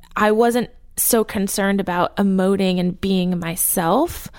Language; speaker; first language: English; native; English